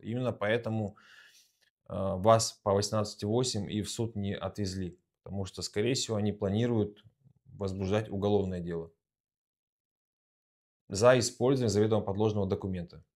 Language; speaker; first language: Russian; native; Russian